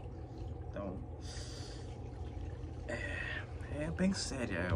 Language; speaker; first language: Portuguese; non-native, fluent; Korean